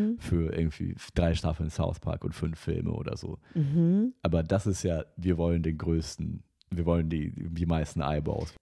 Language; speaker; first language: German; non-native, fluent; Russian